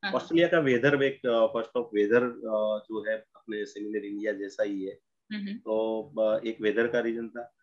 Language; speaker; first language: Hindi; non-native, local second language; Gujarati